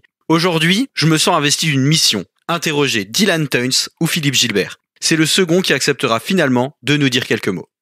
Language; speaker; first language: French; native; French